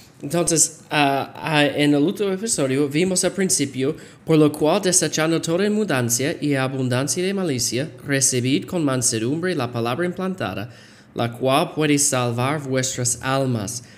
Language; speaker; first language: Spanish; non-native, fluent; English